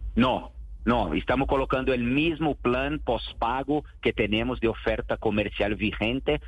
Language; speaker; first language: Spanish; non-native, learner; Portuguese